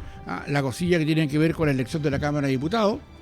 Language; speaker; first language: Spanish; native; Spanish